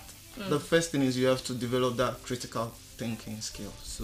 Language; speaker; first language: English; non-native, local second language; Yoruba